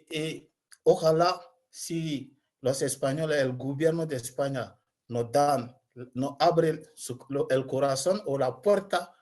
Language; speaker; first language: Spanish; non-native, learner; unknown